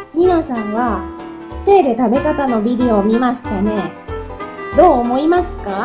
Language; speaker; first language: Japanese; non-native, fluent; Indonesian